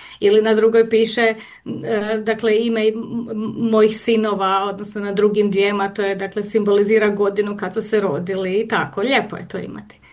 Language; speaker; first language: Croatian; native; Croatian